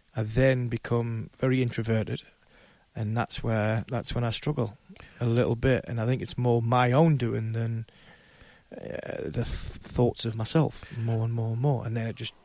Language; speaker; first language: English; native; English